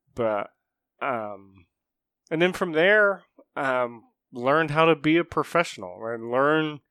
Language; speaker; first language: English; native; English